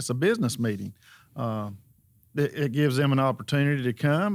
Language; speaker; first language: English; native; English